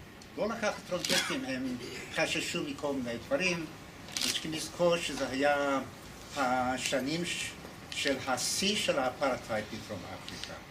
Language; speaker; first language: Hebrew; non-native, fluent; English